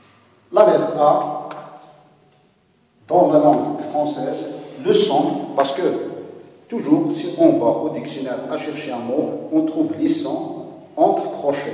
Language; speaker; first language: French; non-native, local second language; Arabic